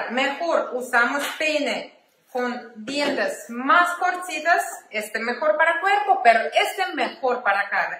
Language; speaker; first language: Spanish; non-native, learner; Ukrainian